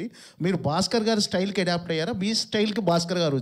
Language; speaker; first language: Telugu; native; Telugu